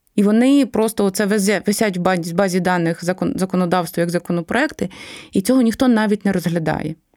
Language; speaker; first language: Ukrainian; native; Ukrainian